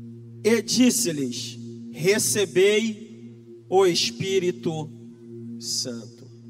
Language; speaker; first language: Portuguese; native; Portuguese